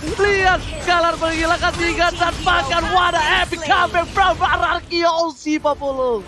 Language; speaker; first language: Indonesian; native; Indonesian